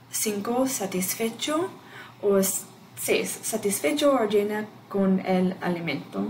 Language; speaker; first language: Spanish; non-native, fluent; English